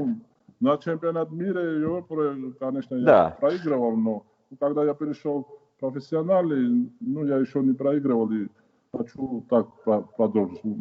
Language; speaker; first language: Russian; non-native, fluent; Georgian